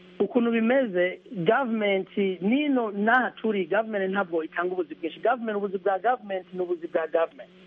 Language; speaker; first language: Rundi; early bilingual, heritage; Rundi